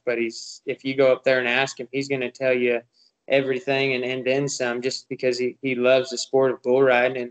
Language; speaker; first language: English; native; English